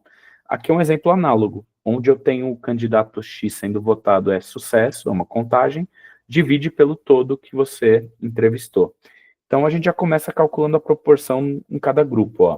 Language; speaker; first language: Portuguese; native; Portuguese